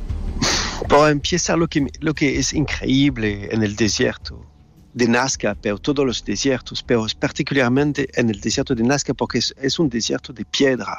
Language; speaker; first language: Spanish; non-native, learner; French